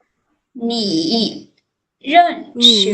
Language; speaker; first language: Chinese; non-native, fluent; Lao